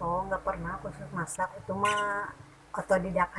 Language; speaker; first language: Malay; non-native, local second language; Sundanese